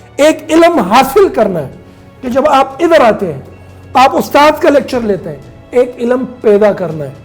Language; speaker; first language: Urdu; non-native, local second language; Pashto